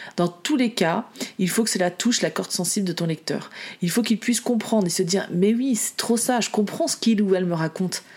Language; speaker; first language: French; native; French